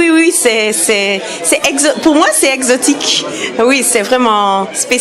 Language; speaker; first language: French; non-native, fluent; English